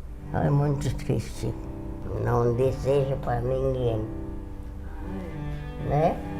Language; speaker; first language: Portuguese; non-native, learner; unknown